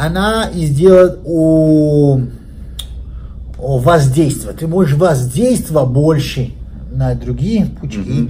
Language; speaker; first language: Russian; non-native, learner; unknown